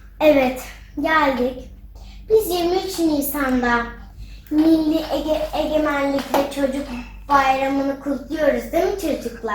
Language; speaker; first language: Turkish; early bilingual, heritage; Turkish